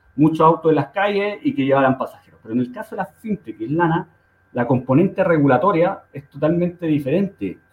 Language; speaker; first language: Spanish; native; Spanish